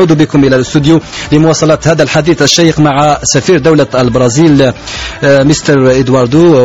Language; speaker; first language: Arabic; native; Arabic